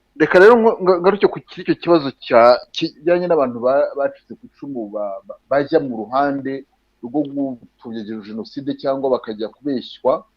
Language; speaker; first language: Kinyarwanda; native; Kinyarwanda